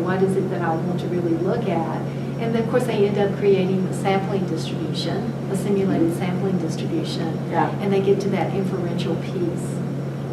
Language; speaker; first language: English; native; English